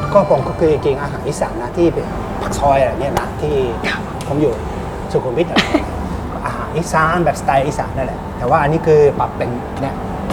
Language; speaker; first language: Thai; non-native, fluent; Japanese